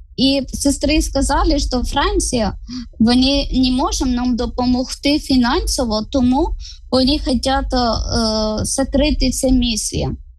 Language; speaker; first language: Ukrainian; non-native, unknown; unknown